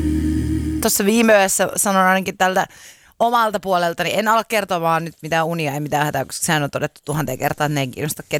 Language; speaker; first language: Finnish; native; Finnish